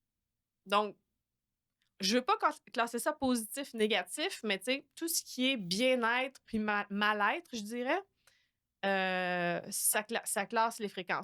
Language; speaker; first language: French; native; French